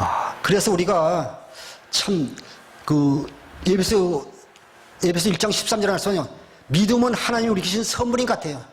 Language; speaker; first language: Korean; native; Korean